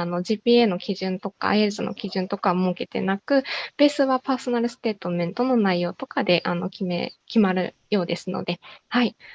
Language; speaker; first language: Japanese; native; Japanese